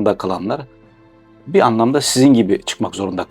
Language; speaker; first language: Turkish; native; Turkish